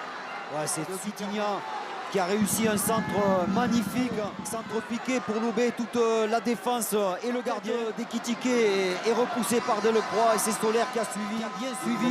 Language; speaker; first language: French; native; French